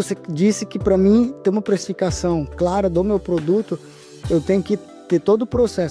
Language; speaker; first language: Portuguese; native; Portuguese